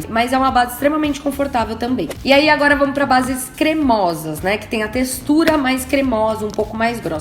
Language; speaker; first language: Portuguese; native; Portuguese